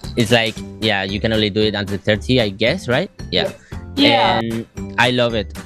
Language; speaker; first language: English; non-native, fluent; Spanish